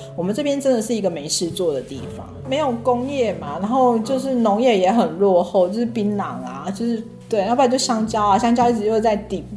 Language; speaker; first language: Chinese; native; Chinese